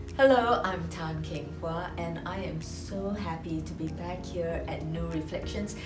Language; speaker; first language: English; native; English